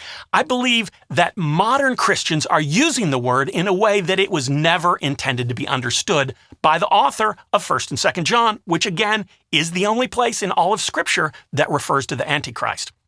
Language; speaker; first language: English; native; English